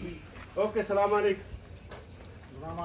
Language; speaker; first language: Arabic; non-native, learner; Urdu